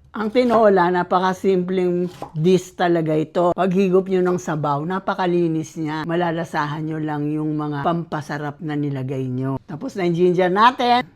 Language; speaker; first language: Filipino; native; Filipino